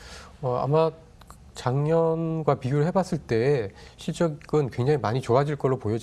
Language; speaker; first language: Korean; native; Korean